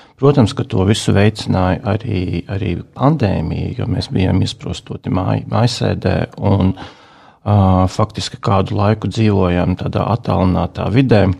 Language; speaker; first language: Latvian; non-native, local second language; Russian